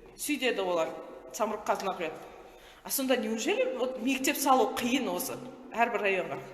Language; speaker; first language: Kazakh; native; Kazakh